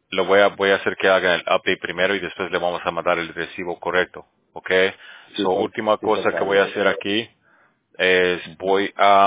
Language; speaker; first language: Spanish; native; Spanish